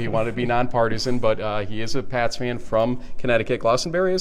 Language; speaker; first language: English; native; English